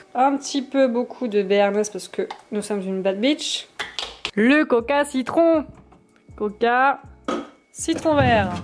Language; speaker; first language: French; native; French